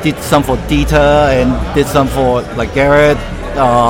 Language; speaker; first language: English; non-native, local second language; Cantonese